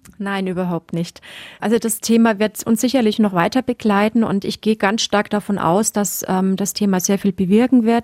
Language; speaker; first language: German; native; German